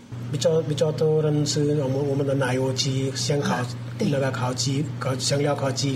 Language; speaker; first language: Chinese; non-native, learner; Hindi